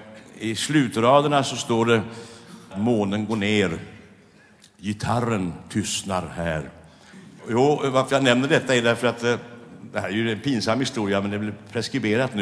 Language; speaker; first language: Swedish; native; Swedish